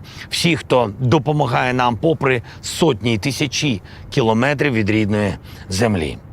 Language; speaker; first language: Ukrainian; non-native, local second language; Russian